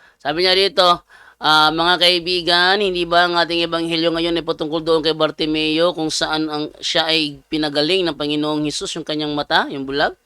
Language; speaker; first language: Filipino; non-native, local second language; Cebuano